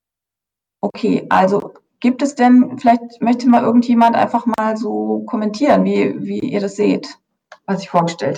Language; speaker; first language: German; native; German